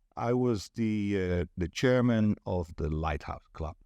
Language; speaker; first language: English; non-native, fluent; Dutch